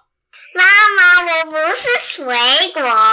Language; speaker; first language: Chinese; early bilingual, heritage; Chinese